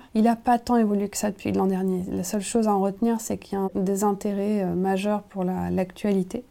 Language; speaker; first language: French; native; French